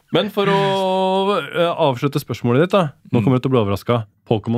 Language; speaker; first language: Norwegian; native; Norwegian